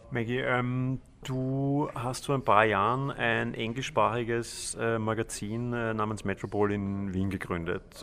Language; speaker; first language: German; native; German